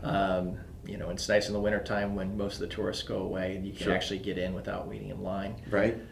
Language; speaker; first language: English; native; English